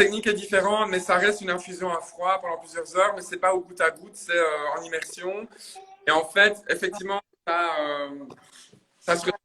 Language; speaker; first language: French; native; French